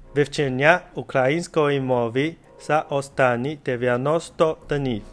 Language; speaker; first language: Ukrainian; non-native, learner; Chinese